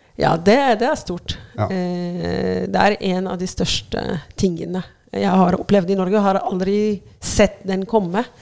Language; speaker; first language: Norwegian; non-native, fluent; Arabic